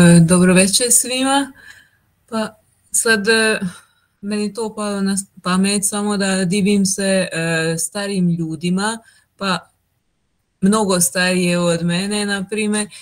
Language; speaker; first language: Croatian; non-native, local second language; Hungarian